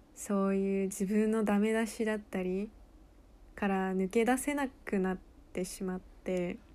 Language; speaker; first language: Japanese; early bilingual, heritage; Japanese